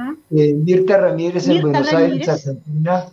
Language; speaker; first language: Russian; non-native, fluent; Spanish